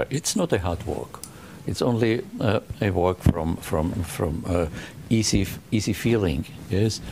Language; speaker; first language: English; non-native, learner; German